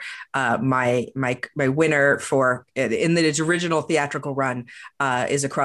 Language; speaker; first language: English; native; English